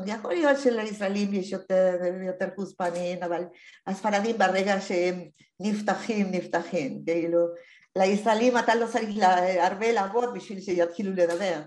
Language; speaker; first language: Hebrew; non-native, fluent; Spanish